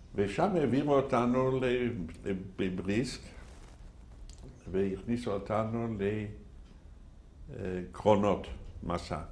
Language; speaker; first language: Hebrew; non-native, fluent; Yiddish